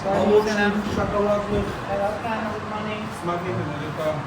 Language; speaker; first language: Russian; non-native, learner; Turkish